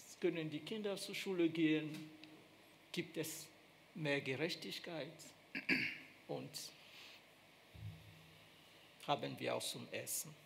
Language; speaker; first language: German; non-native, fluent; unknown